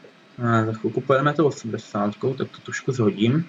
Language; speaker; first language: Czech; native; Czech